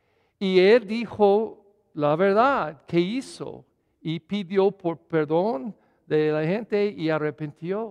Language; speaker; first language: Spanish; non-native, fluent; English